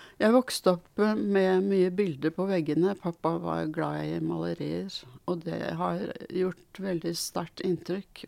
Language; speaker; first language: Norwegian; early bilingual, other home language; Swedish